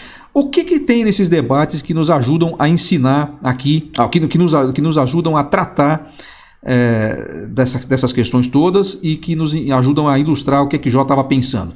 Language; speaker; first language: Portuguese; native; Portuguese